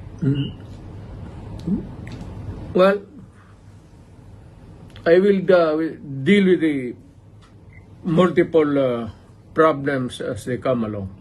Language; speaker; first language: English; non-native, local second language; Cebuano